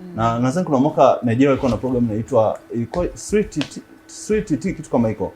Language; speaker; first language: Swahili; native; Swahili